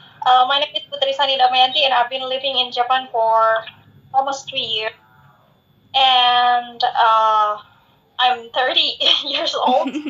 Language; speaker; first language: English; non-native, fluent; Indonesian